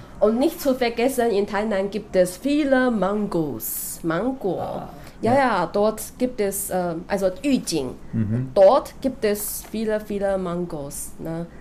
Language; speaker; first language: German; non-native, fluent; Chinese